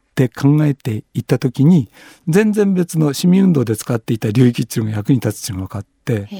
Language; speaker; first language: Japanese; native; Japanese